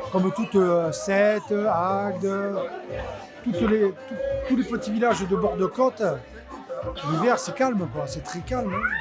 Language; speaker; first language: French; native; French